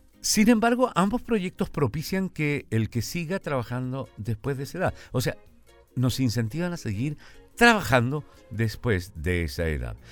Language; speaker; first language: Spanish; native; Spanish